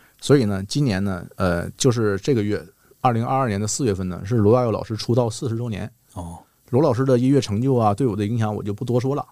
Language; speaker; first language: Chinese; native; Chinese